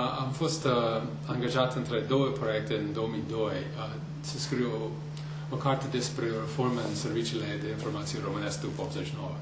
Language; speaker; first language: Romanian; non-native, fluent; English